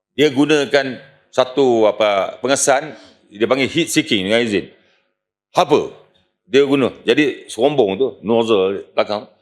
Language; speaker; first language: Malay; native; Malay